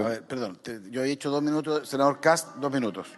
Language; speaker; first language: Spanish; native; Spanish